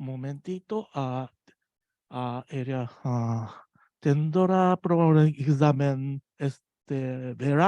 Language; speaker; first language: Spanish; non-native, learner; Japanese